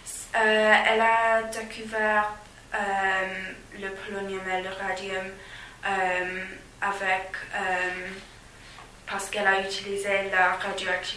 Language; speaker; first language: French; non-native, fluent; English